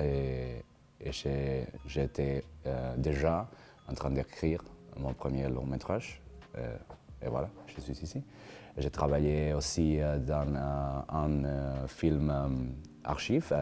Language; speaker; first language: French; non-native, learner; Spanish